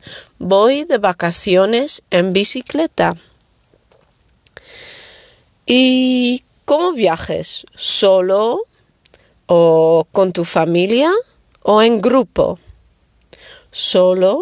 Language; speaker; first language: Spanish; non-native, fluent; Dutch